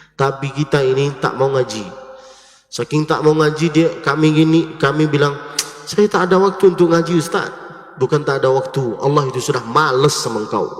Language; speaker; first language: Malay; non-native, fluent; Arabic